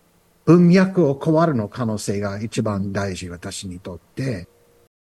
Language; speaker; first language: Japanese; non-native, learner; English